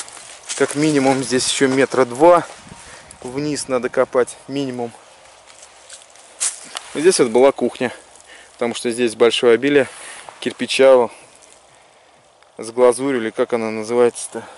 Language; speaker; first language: Russian; native; Russian